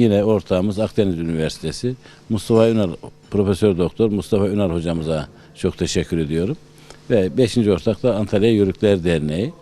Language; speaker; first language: Turkish; native; Turkish